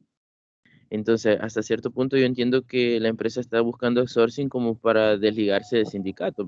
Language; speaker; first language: Spanish; native; Spanish